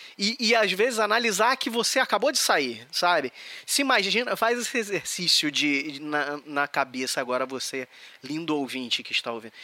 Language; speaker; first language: Portuguese; native; Portuguese